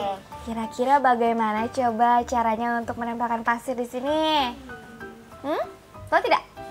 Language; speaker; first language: Indonesian; native; Indonesian